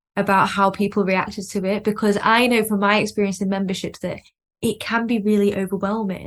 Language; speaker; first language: English; native; English